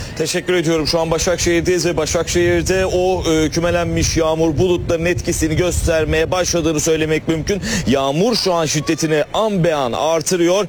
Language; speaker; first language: Turkish; native; Turkish